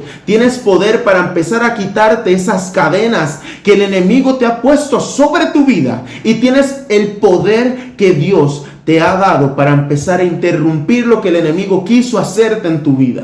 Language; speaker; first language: Spanish; native; Spanish